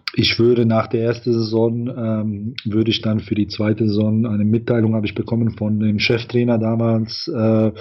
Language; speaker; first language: German; non-native, fluent; Bosnian